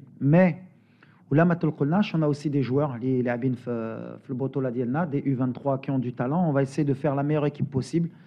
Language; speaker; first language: French; native; French